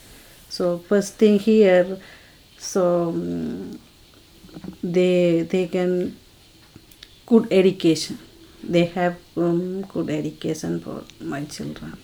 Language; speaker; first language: English; non-native, learner; Tamil